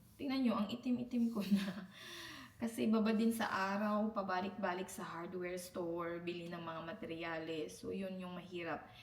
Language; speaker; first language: Filipino; non-native, local second language; Cebuano